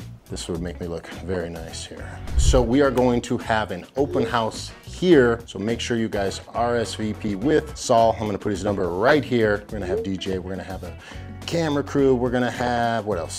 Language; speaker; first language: English; native; English